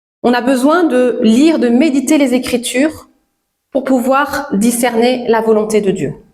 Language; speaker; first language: French; native; French